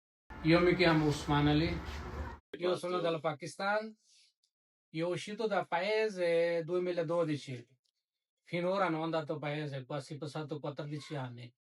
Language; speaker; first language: Italian; non-native, learner; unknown